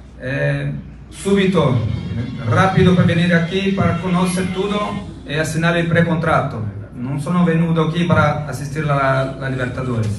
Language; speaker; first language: Spanish; non-native, learner; Portuguese